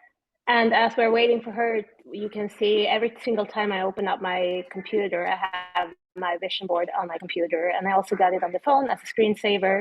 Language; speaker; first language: English; non-native, fluent; Swedish